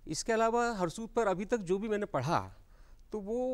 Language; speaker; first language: Hindi; native; Hindi